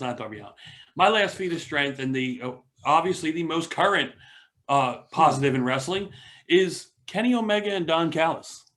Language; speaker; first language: English; native; English